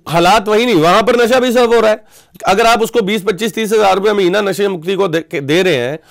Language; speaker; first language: Hindi; non-native, local second language; Punjabi